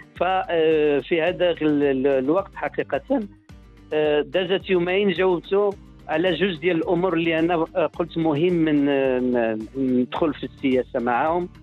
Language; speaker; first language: Arabic; early bilingual, heritage; Arabic